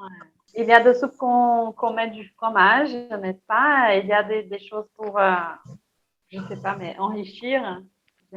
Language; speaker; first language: French; non-native, fluent; Portuguese